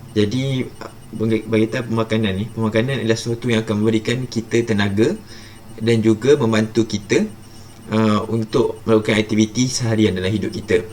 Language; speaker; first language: Malay; native; Malay